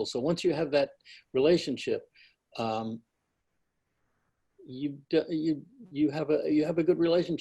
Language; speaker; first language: English; native; English